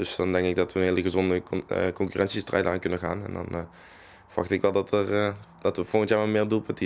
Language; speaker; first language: Dutch; native; Dutch